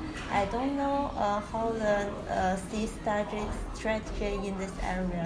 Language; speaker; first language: English; non-native, learner; Chinese